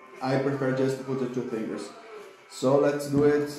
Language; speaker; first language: English; non-native, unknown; Portuguese